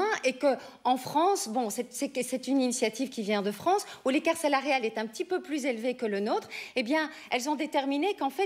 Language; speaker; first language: French; native; French